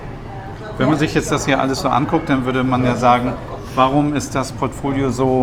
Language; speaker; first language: German; native; German